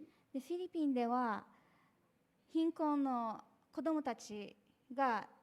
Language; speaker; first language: Japanese; non-native, fluent; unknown